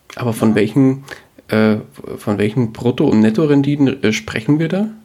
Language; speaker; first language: German; native; German